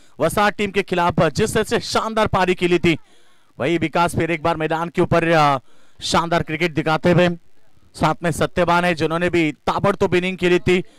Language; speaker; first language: Hindi; non-native, local second language; Marathi